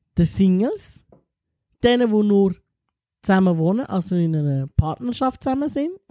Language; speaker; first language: German; early bilingual, other home language; Italian